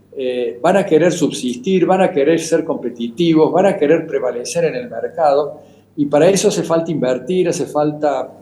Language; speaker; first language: Spanish; native; Spanish